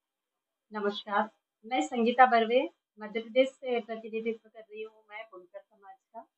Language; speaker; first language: Hindi; native; Hindi